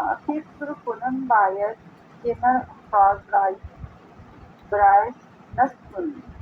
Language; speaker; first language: Persian; non-native, learner; Urdu